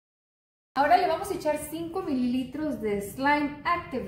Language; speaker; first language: Spanish; native; Spanish